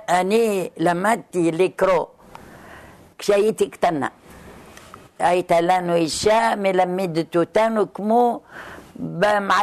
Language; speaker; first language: Hebrew; non-native, fluent; Arabic